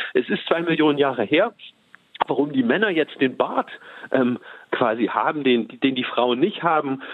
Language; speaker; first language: German; native; German